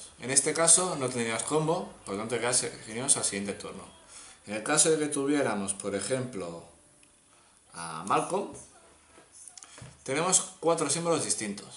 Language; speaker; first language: Spanish; native; Spanish